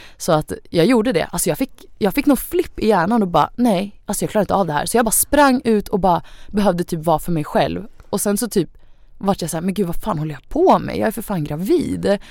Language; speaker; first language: Swedish; early bilingual, other home language; Thai